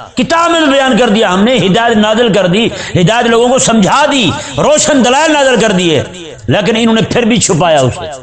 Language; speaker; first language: Urdu; native; Urdu